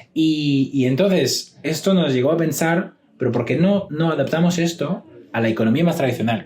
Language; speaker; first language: Spanish; non-native, fluent; French